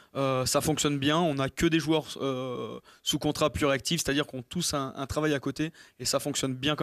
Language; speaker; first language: French; native; French